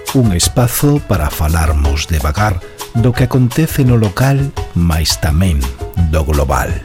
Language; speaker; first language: Galician; non-native, local second language; Spanish